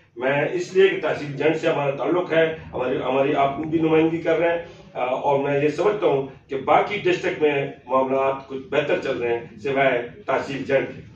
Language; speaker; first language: Urdu; non-native, local second language; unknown